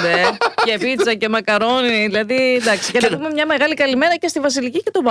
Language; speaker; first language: Greek; native; Greek